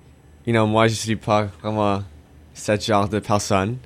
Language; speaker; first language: French; non-native, fluent; English